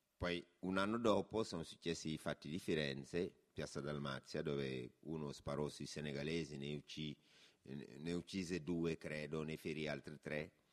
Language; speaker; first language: Italian; non-native, fluent; Wolof